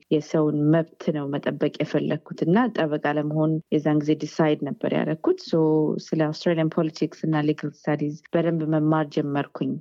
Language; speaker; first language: Amharic; early bilingual, heritage; Amharic